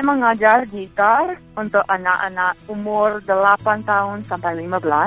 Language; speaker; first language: Indonesian; non-native, fluent; English